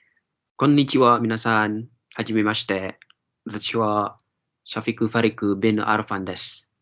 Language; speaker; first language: Japanese; non-native, learner; Malay